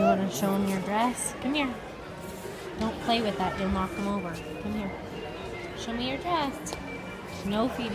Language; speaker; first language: English; native; English